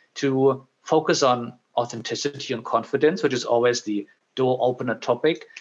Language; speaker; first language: English; non-native, fluent; German